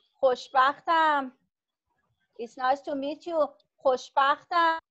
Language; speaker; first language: English; non-native, learner; Persian